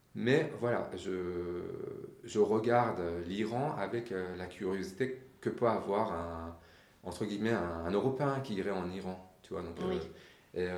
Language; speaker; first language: French; non-native, fluent; Persian